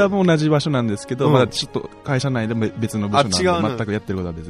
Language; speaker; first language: Japanese; native; Japanese